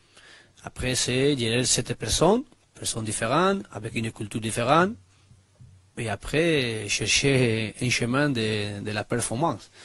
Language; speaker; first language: French; non-native, learner; Spanish